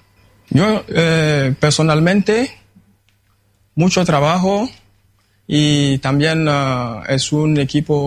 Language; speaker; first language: Spanish; non-native, fluent; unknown